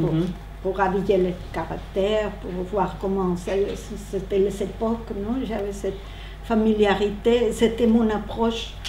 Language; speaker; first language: French; non-native, learner; Spanish